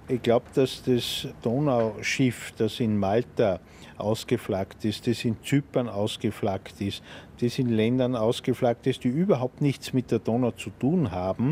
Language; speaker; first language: German; native; German